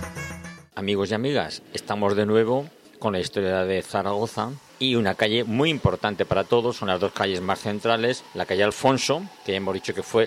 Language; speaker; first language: Spanish; native; Spanish